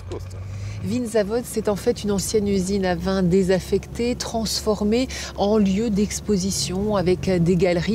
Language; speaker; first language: French; native; French